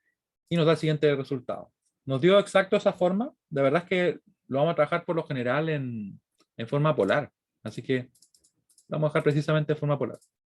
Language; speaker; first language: Spanish; native; Spanish